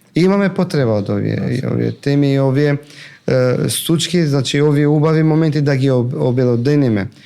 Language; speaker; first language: Macedonian; non-native, local second language; Albanian